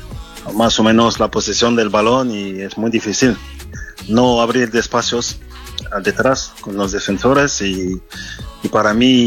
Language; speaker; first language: Spanish; non-native, fluent; French